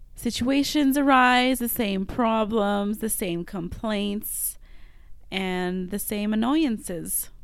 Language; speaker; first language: English; non-native, fluent; French